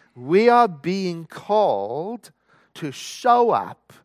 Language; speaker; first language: English; native; English